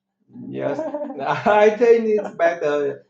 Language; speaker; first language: English; non-native, learner; Vietnamese